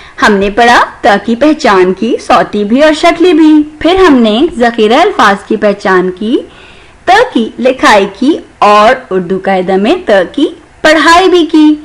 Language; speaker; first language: Urdu; non-native, local second language; Sindhi